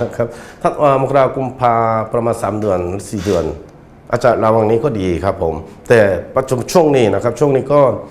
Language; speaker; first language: Thai; non-native, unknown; Korean